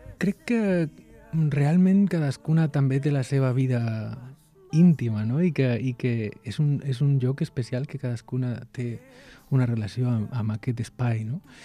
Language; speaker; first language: Catalan; non-native, local second language; Spanish